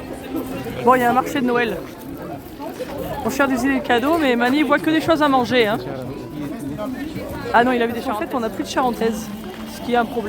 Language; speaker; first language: French; native; French